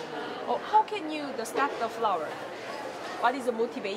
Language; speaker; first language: English; non-native, learner; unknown